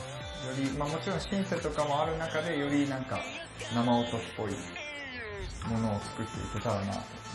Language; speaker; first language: Japanese; native; Japanese